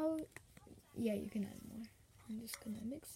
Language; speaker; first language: English; native; English